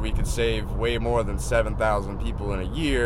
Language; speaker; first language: English; native; English